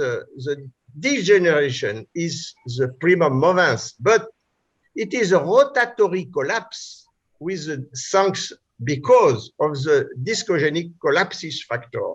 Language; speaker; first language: English; non-native, fluent; French